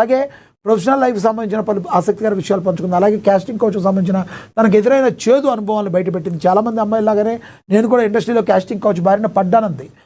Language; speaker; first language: Telugu; native; Telugu